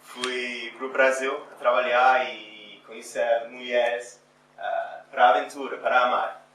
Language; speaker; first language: Portuguese; non-native, fluent; English